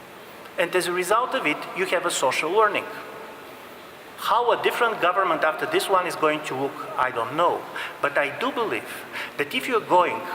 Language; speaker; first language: English; non-native, fluent; Bulgarian